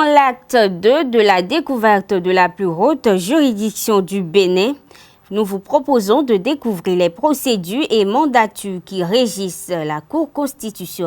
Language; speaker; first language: French; native; French